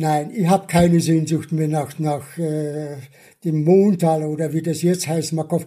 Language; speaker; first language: German; early bilingual, other home language; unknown